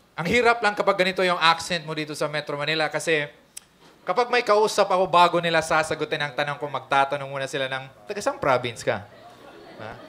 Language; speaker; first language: Filipino; non-native, local second language; Cebuano